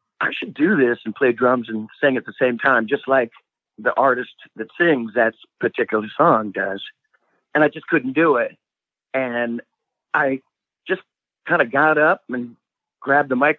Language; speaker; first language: English; native; English